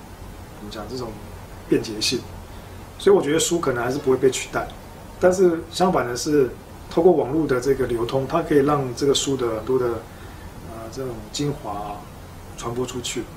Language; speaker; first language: Chinese; native; Chinese